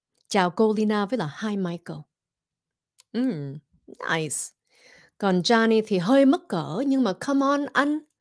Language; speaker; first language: Vietnamese; early bilingual, heritage; Vietnamese